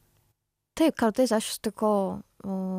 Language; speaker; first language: Lithuanian; non-native, learner; Japanese